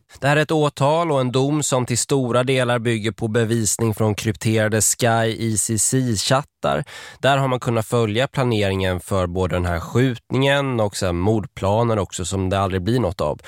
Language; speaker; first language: Swedish; native; Swedish